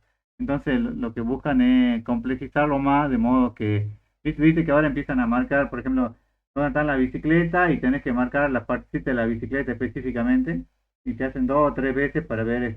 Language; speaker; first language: Spanish; native; Spanish